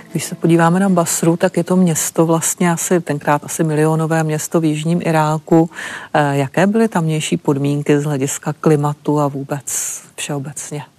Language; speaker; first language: Czech; native; Czech